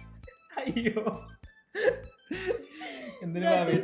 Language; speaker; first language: Malayalam; native; Malayalam